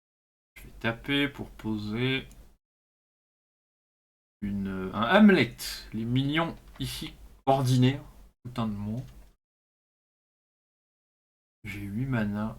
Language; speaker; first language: French; native; French